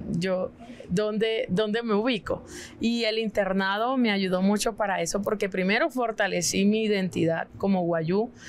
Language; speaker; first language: Spanish; non-native, local second language; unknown